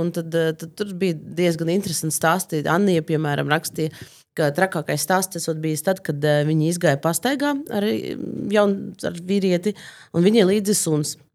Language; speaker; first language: Latvian; non-native, local second language; Russian